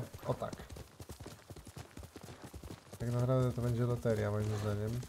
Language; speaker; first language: Polish; native; Polish